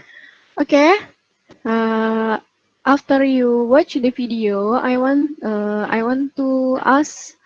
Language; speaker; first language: English; non-native, fluent; Indonesian